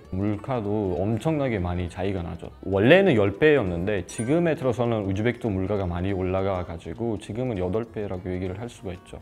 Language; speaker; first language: Korean; non-native, fluent; Uzbek